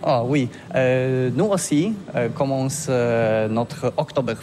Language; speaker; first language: French; non-native, learner; Polish